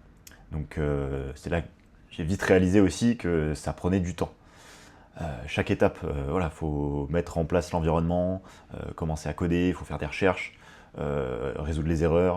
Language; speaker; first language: French; native; French